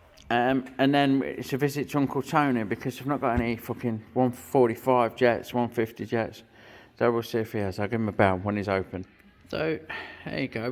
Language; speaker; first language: English; native; English